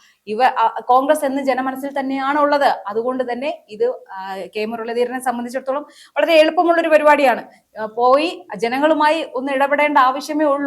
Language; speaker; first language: Malayalam; native; Malayalam